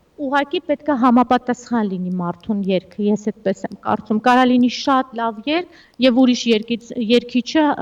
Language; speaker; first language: Armenian; early bilingual, heritage; Armenian